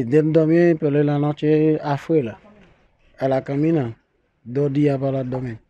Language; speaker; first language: Spanish; non-native, learner; Haitian Creole